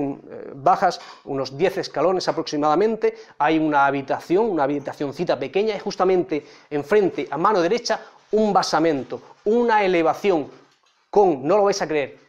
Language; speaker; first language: Spanish; native; Spanish